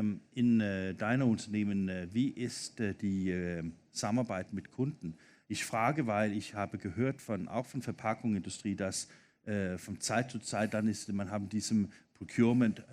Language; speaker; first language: German; non-native, fluent; Danish